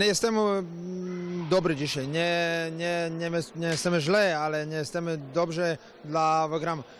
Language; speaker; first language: Polish; non-native, learner; Croatian